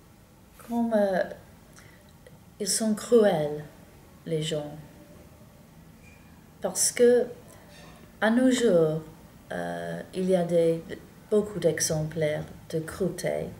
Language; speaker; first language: French; non-native, fluent; English